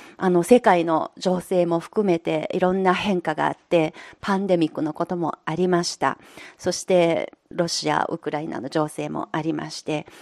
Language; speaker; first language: Japanese; non-native, fluent; Chinese